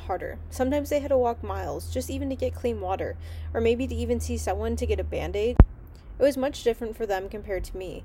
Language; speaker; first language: English; native; English